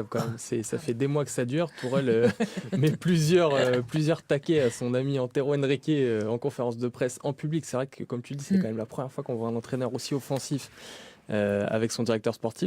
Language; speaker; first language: French; native; French